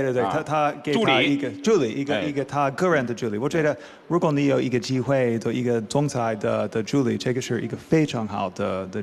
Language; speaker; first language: Chinese; non-native, learner; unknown